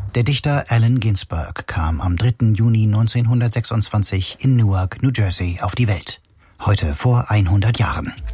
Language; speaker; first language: German; native; German